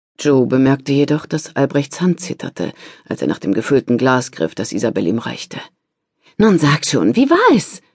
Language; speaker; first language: German; native; German